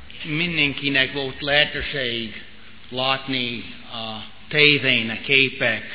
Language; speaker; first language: Hungarian; non-native, fluent; English